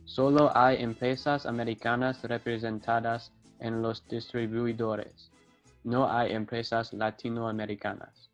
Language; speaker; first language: Spanish; non-native, learner; English